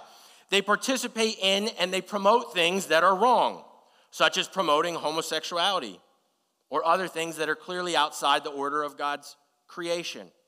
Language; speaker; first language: English; native; English